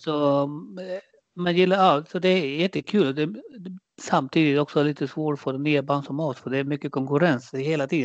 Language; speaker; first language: Swedish; non-native, fluent; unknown